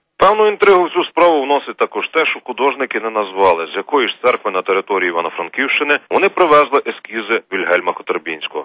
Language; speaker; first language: Ukrainian; native; Ukrainian